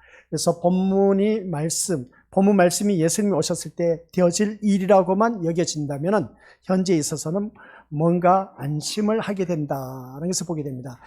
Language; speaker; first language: Korean; native; Korean